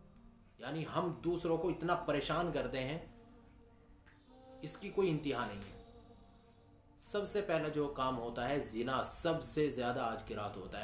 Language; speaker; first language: Urdu; native; Urdu